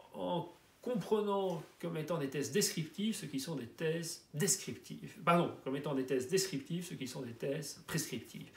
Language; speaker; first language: French; native; French